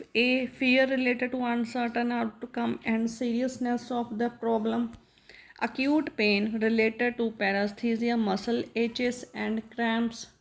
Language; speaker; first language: English; non-native, local second language; Punjabi